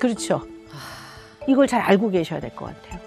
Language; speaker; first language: Korean; native; Korean